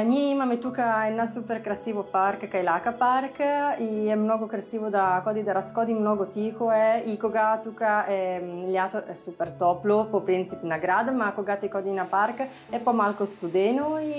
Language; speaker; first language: Bulgarian; non-native, learner; Italian